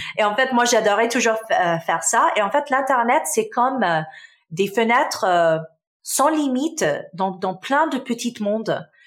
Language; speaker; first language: French; non-native, local second language; Arabic